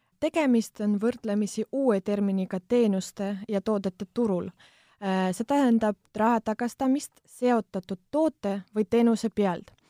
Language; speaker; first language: Estonian; non-native, local second language; Russian